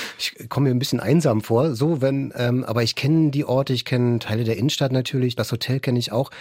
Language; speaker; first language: German; native; German